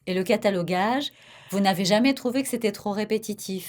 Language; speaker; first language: French; native; French